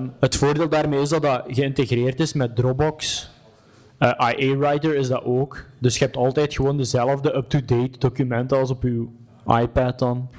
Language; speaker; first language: Dutch; native; Dutch